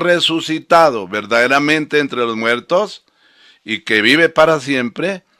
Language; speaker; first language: Spanish; native; Spanish